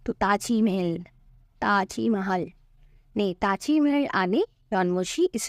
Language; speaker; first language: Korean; non-native, fluent; Hindi